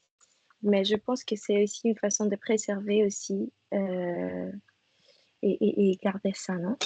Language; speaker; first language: French; non-native, fluent; Spanish